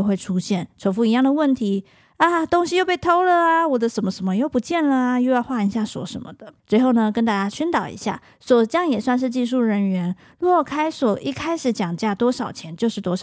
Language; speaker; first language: Chinese; native; Chinese